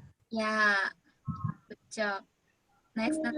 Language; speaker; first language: English; non-native, learner; Indonesian